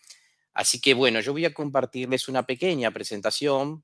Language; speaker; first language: Spanish; native; Spanish